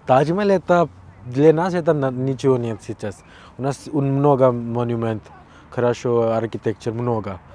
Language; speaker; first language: Russian; non-native, learner; Hindi